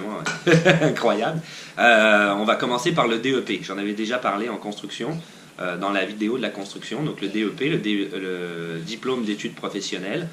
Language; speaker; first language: French; native; French